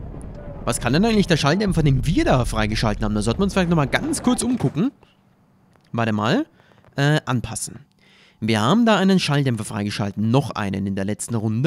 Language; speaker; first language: German; native; German